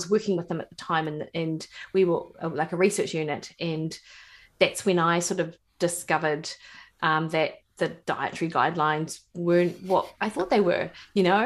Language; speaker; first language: English; native; English